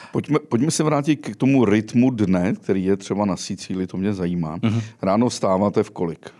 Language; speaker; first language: Czech; native; Czech